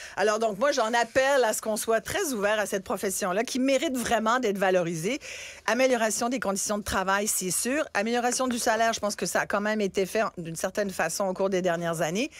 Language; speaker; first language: French; early bilingual, other home language; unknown